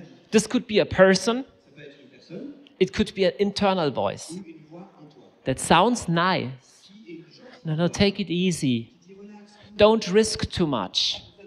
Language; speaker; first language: English; non-native, fluent; German